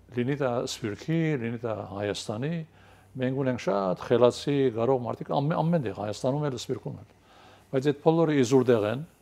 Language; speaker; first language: Armenian; early bilingual, heritage; Armenian